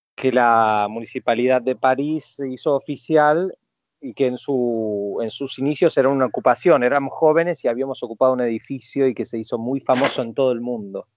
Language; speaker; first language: Spanish; native; Spanish